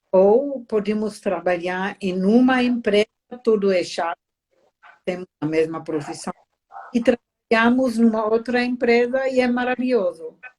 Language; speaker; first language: Portuguese; non-native, fluent; German